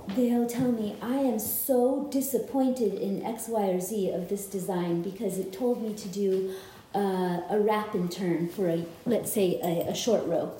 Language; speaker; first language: English; native; English